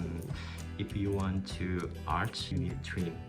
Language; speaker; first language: English; non-native, learner; Korean